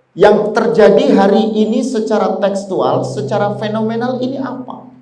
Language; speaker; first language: Indonesian; native; Indonesian